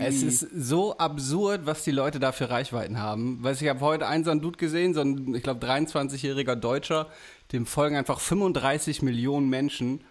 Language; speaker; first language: German; native; German